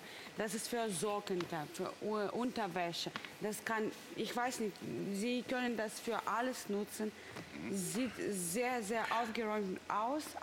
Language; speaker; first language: German; non-native, learner; Russian